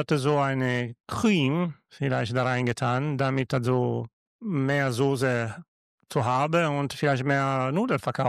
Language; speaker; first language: German; non-native, learner; Italian